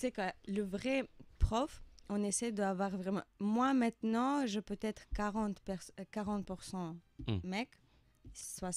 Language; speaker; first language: French; non-native, learner; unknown